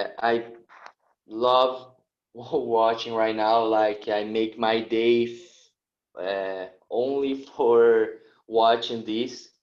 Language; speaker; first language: English; non-native, learner; Portuguese